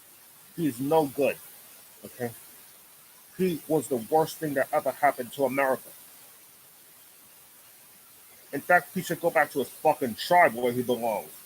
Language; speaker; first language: English; native; English